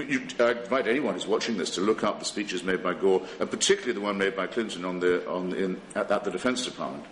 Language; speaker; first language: English; native; English